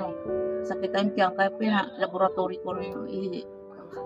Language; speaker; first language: Filipino; non-native, local second language; Bikol